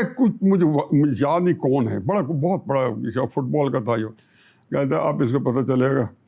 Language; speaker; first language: Urdu; non-native, local second language; Punjabi